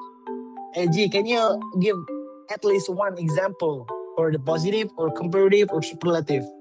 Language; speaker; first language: English; non-native, learner; Indonesian